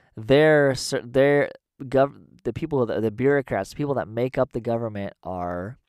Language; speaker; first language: English; native; English